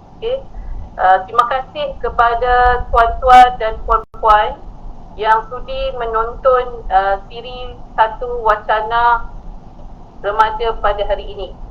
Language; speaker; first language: Malay; native; Malay